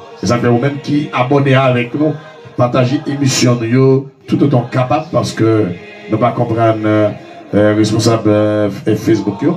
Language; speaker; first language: French; non-native, local second language; Haitian Creole